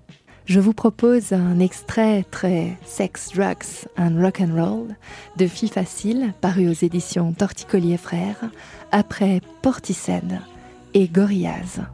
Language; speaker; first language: French; native; French